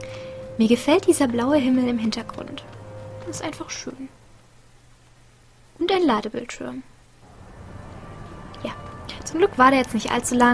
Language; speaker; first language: German; native; German